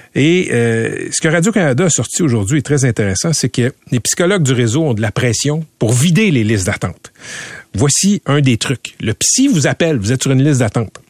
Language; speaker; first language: French; native; French